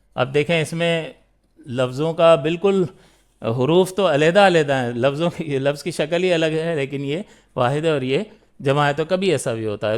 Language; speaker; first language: Urdu; native; Urdu